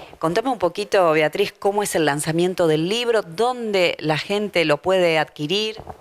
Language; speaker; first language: Spanish; native; Spanish